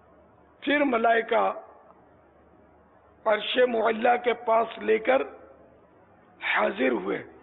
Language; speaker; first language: Urdu; native; Urdu